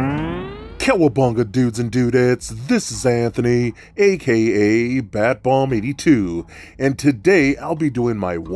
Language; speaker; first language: English; native; English